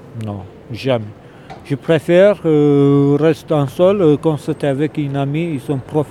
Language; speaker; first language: French; non-native, learner; Romanian